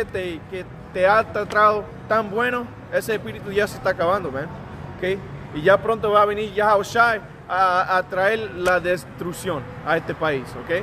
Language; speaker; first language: Spanish; early bilingual, heritage; Spanish